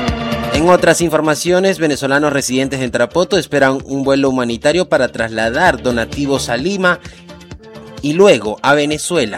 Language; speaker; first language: Spanish; native; Spanish